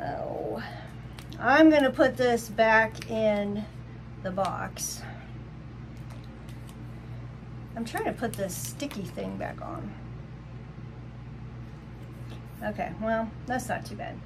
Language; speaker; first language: English; native; English